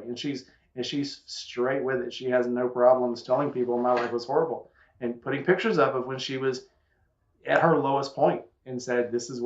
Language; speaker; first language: English; native; English